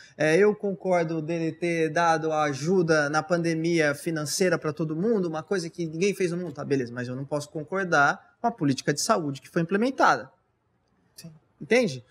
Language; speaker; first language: Portuguese; native; Portuguese